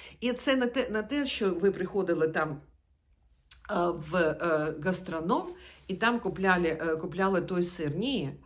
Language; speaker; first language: Ukrainian; non-native, local second language; Russian